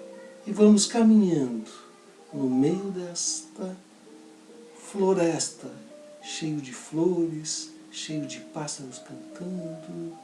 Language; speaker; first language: Portuguese; native; Portuguese